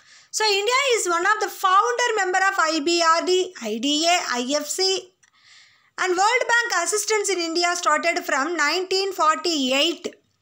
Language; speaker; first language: English; non-native, local second language; Tamil